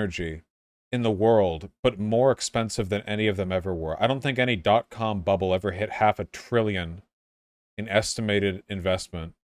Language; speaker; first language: English; native; English